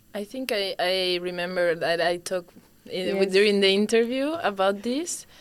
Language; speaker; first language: English; non-native, fluent; Spanish